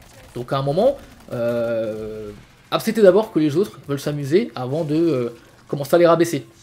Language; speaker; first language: French; native; French